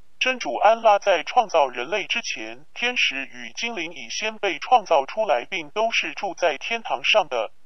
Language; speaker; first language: Chinese; non-native, local second language; Cantonese